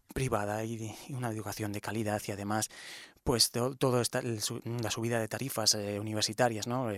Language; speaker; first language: Spanish; native; Spanish